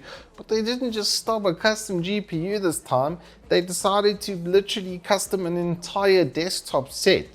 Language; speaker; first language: English; native; English